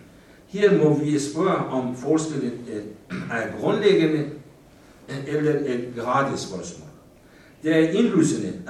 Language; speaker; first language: Danish; non-native, fluent; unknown